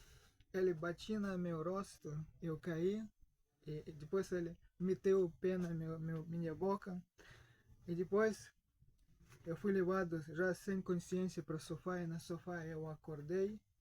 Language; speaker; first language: Portuguese; non-native, fluent; Russian